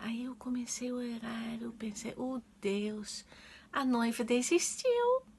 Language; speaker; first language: Portuguese; non-native, fluent; Dutch